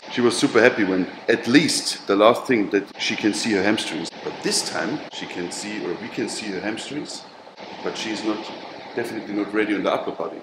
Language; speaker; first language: English; non-native, learner; German